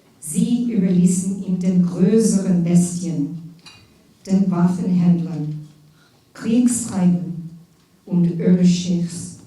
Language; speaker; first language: German; non-native, fluent; English